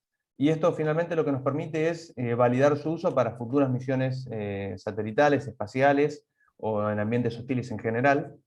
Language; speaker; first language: Spanish; native; Spanish